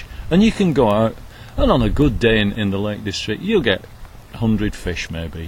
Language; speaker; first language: English; native; English